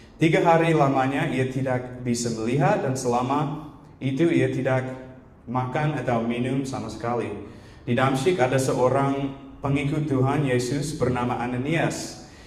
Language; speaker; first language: Indonesian; non-native, fluent; English